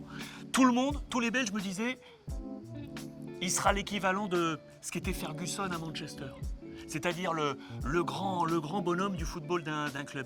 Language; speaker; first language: French; native; French